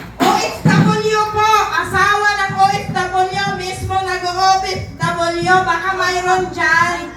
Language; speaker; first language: Filipino; non-native, local second language; Cebuano